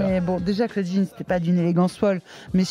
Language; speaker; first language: French; native; French